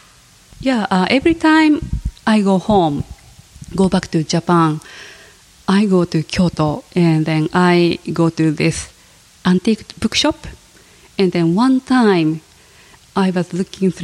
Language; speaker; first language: English; non-native, fluent; Japanese